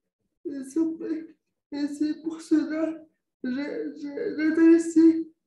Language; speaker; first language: French; non-native, local second language; Arabic